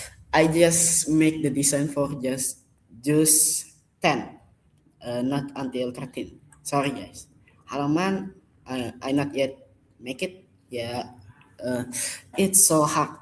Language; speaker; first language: English; non-native, learner; Indonesian